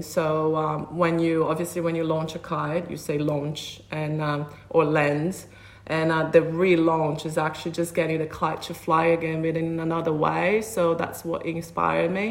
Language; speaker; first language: English; non-native, fluent; Portuguese